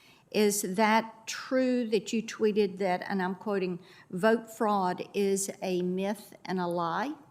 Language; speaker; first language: English; native; English